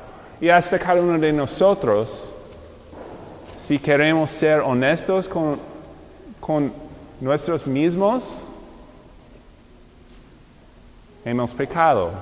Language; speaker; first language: Spanish; non-native, fluent; English